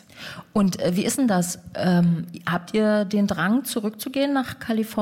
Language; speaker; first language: German; native; German